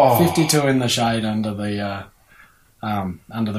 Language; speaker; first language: English; native; English